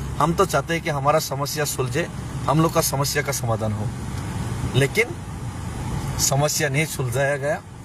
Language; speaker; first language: Hindi; non-native, local second language; Kok Borok